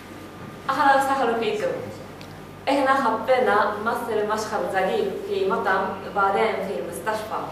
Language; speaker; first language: Arabic; non-native, learner; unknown